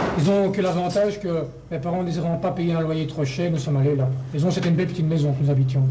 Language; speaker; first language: French; native; French